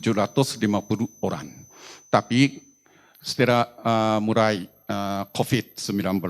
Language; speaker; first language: Indonesian; non-native, learner; Japanese